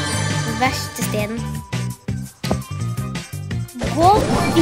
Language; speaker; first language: Norwegian; early bilingual, other home language; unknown